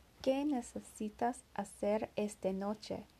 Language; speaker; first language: Spanish; non-native, learner; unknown